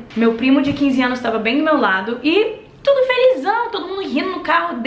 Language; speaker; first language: Portuguese; early bilingual, other home language; English